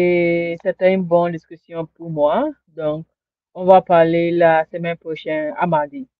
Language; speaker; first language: French; non-native, learner; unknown